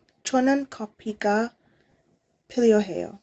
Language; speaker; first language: Korean; non-native, learner; English